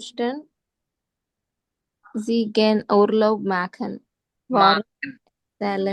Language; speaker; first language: German; non-native, learner; Tamil